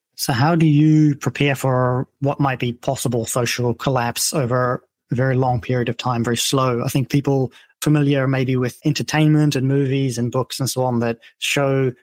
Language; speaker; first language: English; non-native, fluent; Dutch